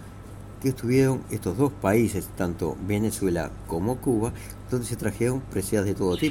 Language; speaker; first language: Spanish; native; Spanish